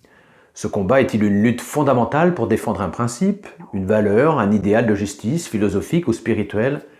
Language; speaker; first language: French; native; French